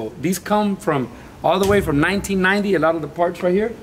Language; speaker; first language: English; early bilingual, other home language; Spanish